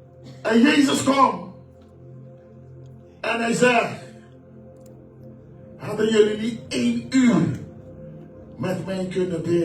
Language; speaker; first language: Dutch; non-native, fluent; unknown